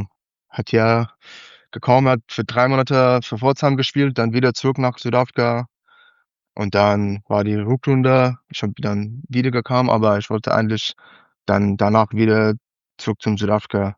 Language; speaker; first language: German; non-native, learner; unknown